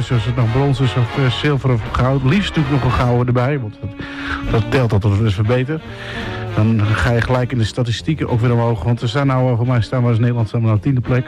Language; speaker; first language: Dutch; native; Dutch